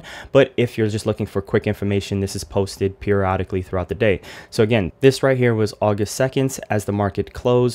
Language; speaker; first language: English; native; English